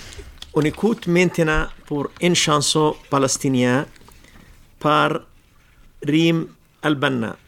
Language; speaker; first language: French; non-native, local second language; Arabic